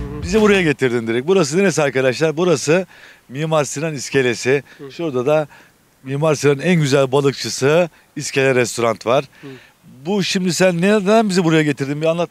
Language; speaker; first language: Turkish; native; Turkish